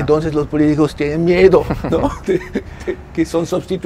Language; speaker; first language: Spanish; non-native, fluent; German